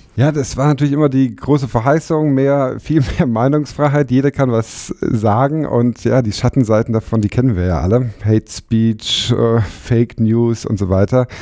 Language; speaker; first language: German; native; German